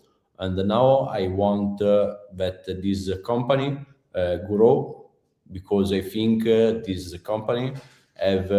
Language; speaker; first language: English; non-native, learner; Italian